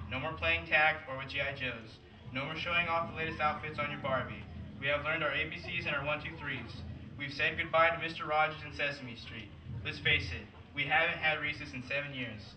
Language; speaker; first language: English; early bilingual, other home language; Portuguese